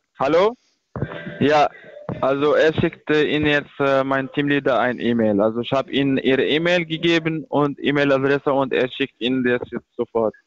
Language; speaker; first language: German; non-native, learner; Arabic